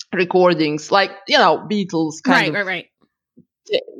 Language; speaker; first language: English; non-native, fluent; Russian